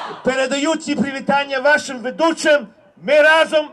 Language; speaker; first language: Ukrainian; early bilingual, heritage; Ukrainian